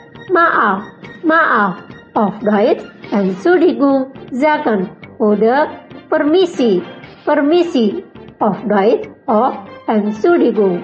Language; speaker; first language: German; non-native, learner; Indonesian